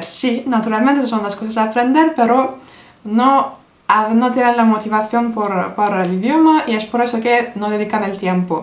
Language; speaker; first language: Spanish; non-native, fluent; Turkish